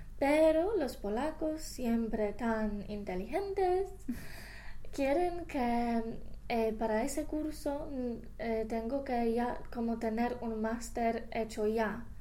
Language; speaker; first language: Spanish; non-native, fluent; Polish